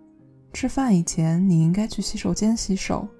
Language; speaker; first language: Chinese; non-native, learner; English